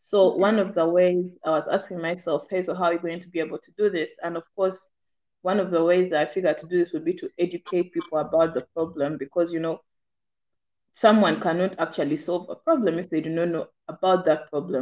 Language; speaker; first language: English; non-native, local second language; Ganda